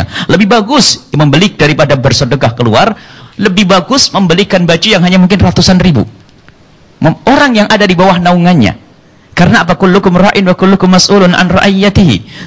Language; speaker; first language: Indonesian; native; Indonesian